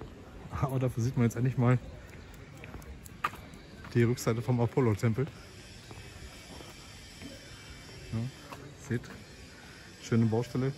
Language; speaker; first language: German; native; German